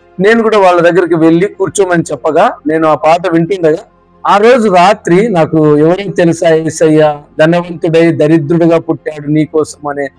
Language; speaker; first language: Telugu; non-native, local second language; Lambadi